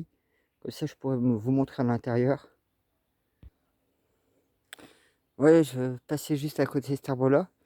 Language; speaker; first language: French; native; French